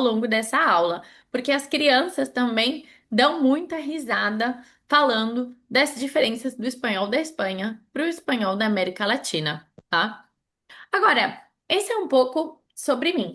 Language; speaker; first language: Portuguese; non-native, fluent; Spanish